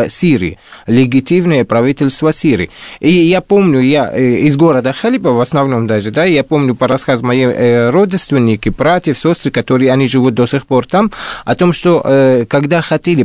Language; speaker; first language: Russian; non-native, fluent; Arabic